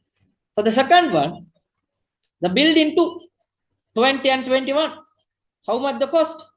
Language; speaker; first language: English; non-native, local second language; Sinhala